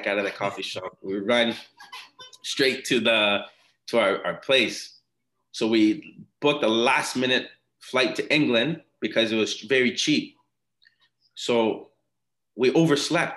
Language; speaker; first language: English; non-native, fluent; Akan